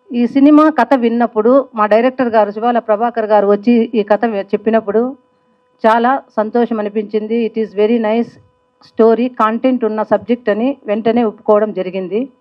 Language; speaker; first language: Telugu; native; Telugu